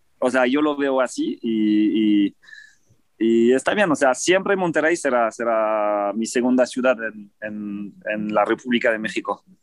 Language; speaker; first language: Spanish; non-native, fluent; French